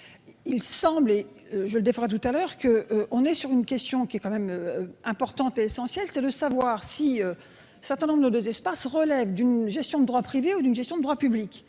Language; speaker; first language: French; native; French